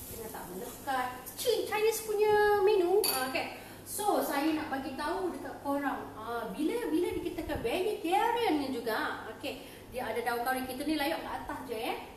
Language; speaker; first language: Malay; native; Malay